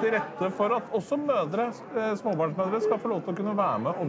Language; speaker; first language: Norwegian; native; Norwegian